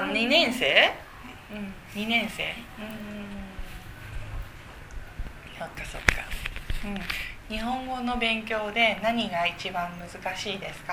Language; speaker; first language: Japanese; native; Japanese